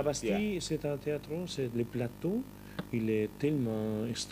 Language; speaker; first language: French; non-native, fluent; Spanish